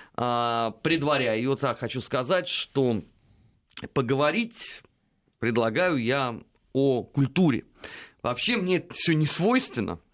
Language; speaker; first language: Russian; native; Russian